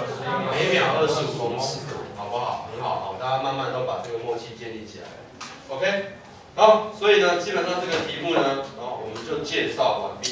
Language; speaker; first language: Chinese; native; Chinese